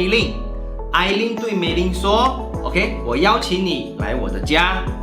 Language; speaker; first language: Chinese; native; Chinese